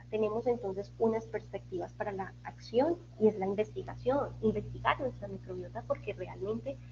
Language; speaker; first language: Spanish; native; Spanish